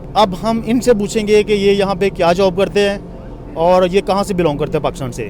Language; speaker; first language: Hindi; non-native, local second language; Punjabi